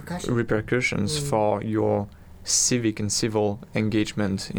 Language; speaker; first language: English; non-native, fluent; French